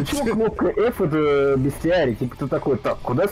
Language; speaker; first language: Russian; native; Russian